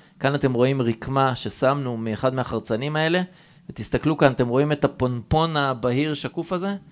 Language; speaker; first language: Hebrew; native; Hebrew